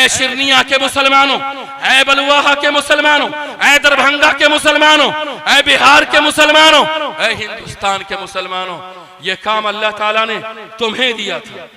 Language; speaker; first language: Urdu; native; Urdu